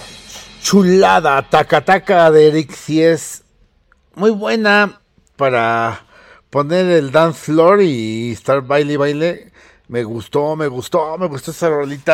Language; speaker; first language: Spanish; native; Spanish